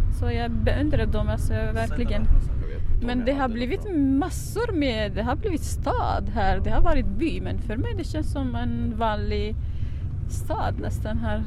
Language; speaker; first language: Swedish; non-native, fluent; Arabic